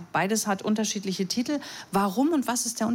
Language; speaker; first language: German; native; German